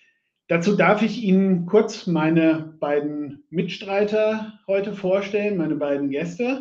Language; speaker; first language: German; native; German